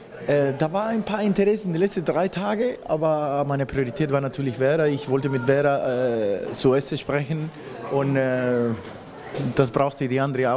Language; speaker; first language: German; non-native, fluent; Spanish